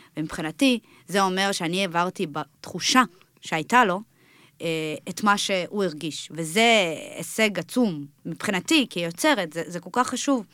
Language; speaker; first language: Hebrew; early bilingual, other home language; Russian